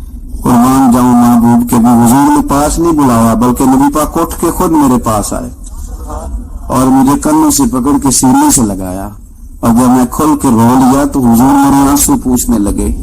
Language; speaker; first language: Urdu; non-native, local second language; Punjabi